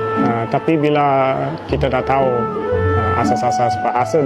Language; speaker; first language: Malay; non-native, fluent; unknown